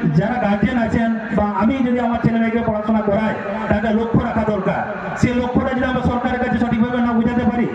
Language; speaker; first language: Bangla; non-native, local second language; Santali